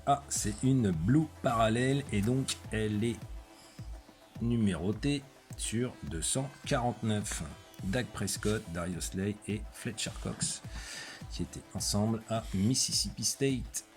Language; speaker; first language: French; native; French